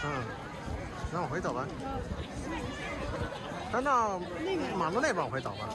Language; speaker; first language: Chinese; native; Chinese